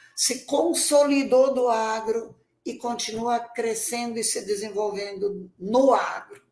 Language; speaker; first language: Portuguese; native; Portuguese